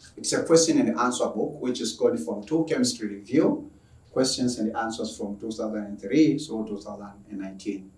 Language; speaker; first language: English; non-native, local second language; Swahili